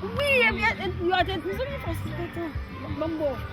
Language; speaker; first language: French; non-native, learner; Haitian Creole